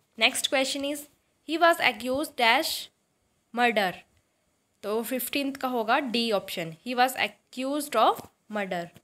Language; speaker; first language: Hindi; native; Hindi